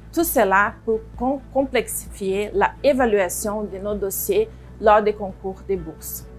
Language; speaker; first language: French; non-native, fluent; Portuguese